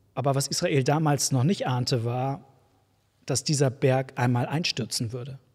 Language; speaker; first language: German; native; German